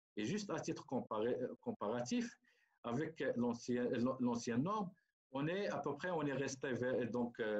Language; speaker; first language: French; non-native, local second language; Arabic